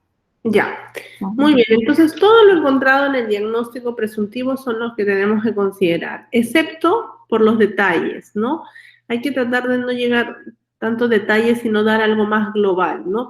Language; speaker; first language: Spanish; native; Spanish